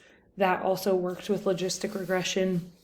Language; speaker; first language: English; native; English